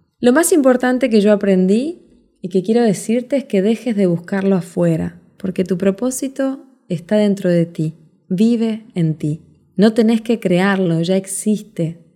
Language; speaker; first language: Spanish; native; Spanish